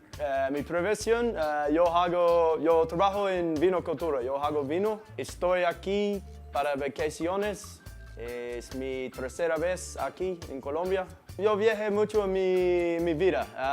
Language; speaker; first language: Spanish; non-native, learner; English